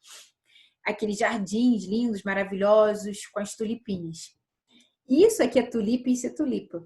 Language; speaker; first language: Portuguese; native; Portuguese